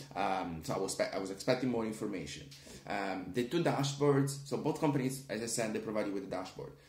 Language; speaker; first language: English; non-native, fluent; Italian